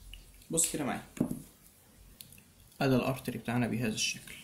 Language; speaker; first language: Arabic; native; Arabic